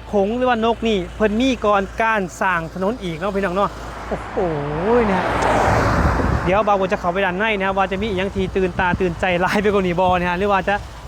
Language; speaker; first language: Thai; native; Thai